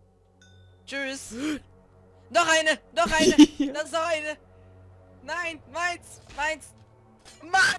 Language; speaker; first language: German; native; German